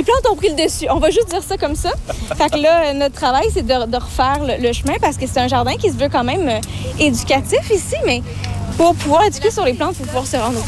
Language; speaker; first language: French; native; French